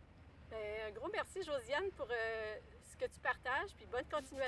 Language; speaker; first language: French; native; French